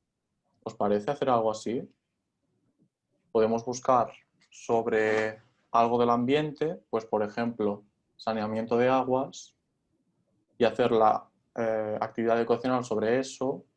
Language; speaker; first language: Spanish; native; Spanish